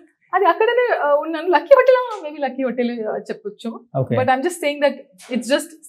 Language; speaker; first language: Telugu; non-native, learner; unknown